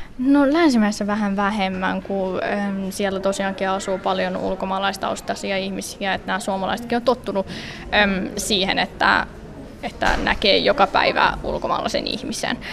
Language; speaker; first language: Finnish; early bilingual, other home language; Somali